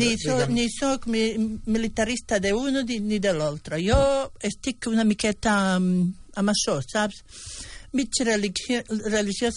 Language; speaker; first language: Catalan; non-native, fluent; Bosnian